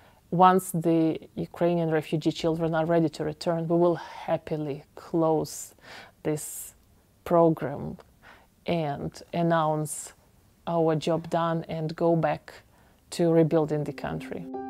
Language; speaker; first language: English; non-native, fluent; Ukrainian